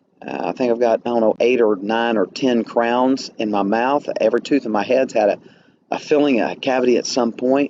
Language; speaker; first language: English; native; English